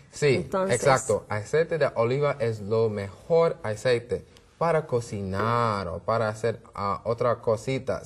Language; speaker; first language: Spanish; non-native, learner; English